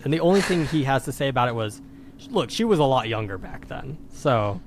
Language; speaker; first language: English; native; English